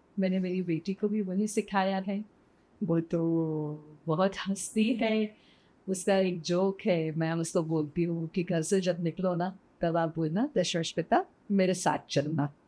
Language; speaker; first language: Hindi; non-native, local second language; Sindhi